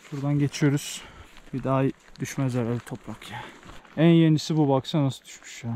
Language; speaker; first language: Turkish; native; Turkish